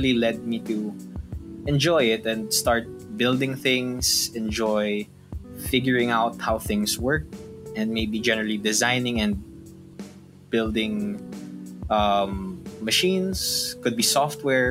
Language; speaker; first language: English; non-native, local second language; Filipino